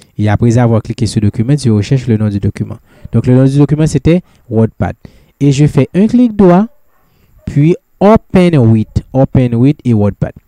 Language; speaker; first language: French; non-native, local second language; Haitian Creole